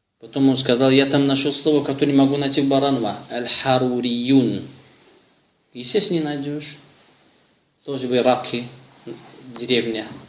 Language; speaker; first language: Russian; non-native, local second language; Azerbaijani